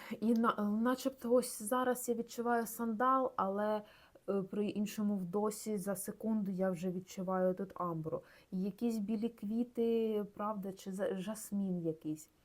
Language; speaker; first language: Ukrainian; non-native, local second language; Russian